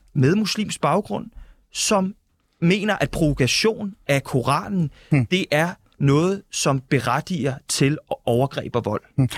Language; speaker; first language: Danish; native; Danish